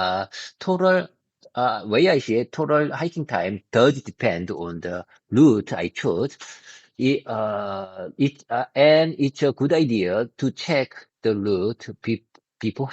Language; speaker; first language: English; non-native, learner; Korean